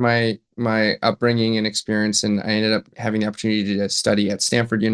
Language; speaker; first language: English; native; English